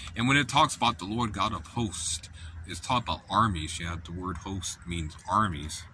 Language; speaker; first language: English; native; English